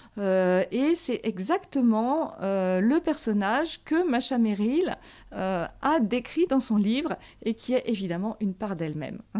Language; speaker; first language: French; native; French